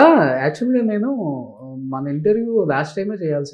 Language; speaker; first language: Telugu; native; Telugu